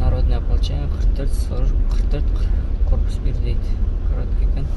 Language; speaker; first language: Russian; non-native, local second language; Kyrgyz